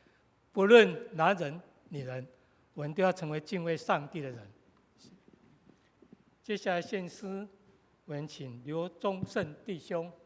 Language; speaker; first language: Chinese; native; Chinese